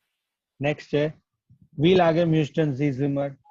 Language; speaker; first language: German; non-native, learner; Gujarati